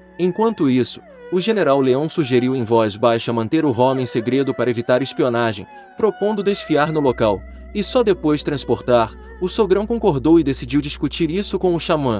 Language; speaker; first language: Portuguese; native; Portuguese